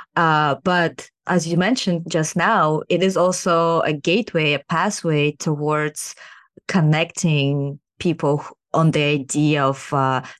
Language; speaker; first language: English; non-native, fluent; Kazakh